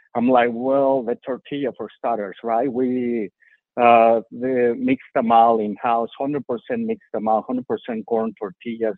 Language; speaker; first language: English; non-native, fluent; Spanish